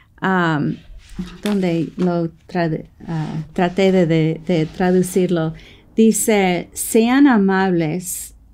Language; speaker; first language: Spanish; non-native, fluent; English